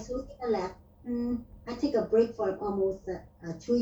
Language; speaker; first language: English; non-native, learner; Vietnamese